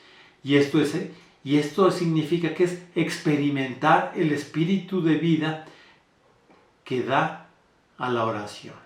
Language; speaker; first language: Spanish; native; Spanish